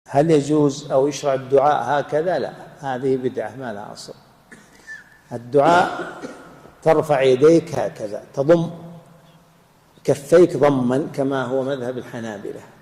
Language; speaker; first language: Arabic; native; Arabic